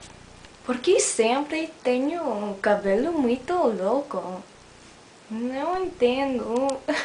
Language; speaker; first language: Portuguese; non-native, learner; English